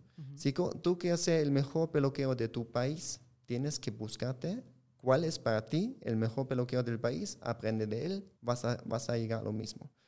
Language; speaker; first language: Spanish; non-native, fluent; German